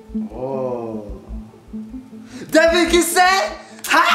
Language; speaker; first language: French; non-native, learner; English